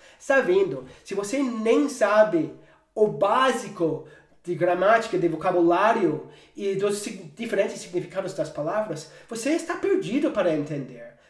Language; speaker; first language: Portuguese; non-native, fluent; English